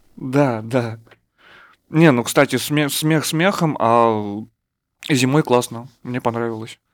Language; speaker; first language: Russian; native; Russian